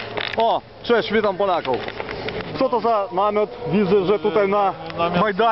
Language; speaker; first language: Polish; non-native, learner; Ukrainian